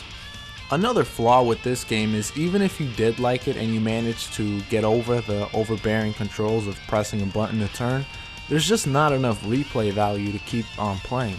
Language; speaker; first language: English; native; English